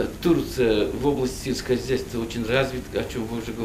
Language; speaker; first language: Russian; non-native, fluent; Turkish